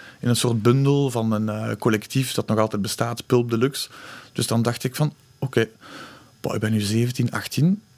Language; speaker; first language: Dutch; native; Dutch